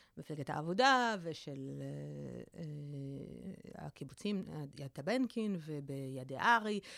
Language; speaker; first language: Hebrew; non-native, local second language; Arabic